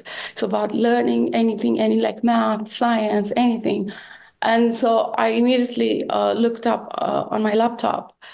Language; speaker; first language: English; non-native, fluent; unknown